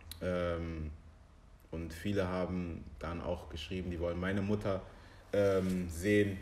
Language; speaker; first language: German; early bilingual, other home language; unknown